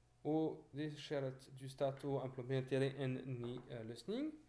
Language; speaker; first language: Norwegian; non-native, fluent; French